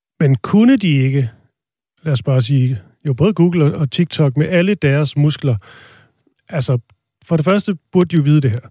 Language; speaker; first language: Danish; native; Danish